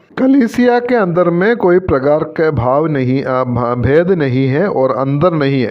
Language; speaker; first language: Hindi; non-native, local second language; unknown